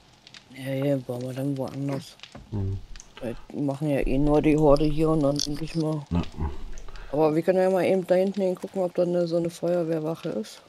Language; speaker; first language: German; native; German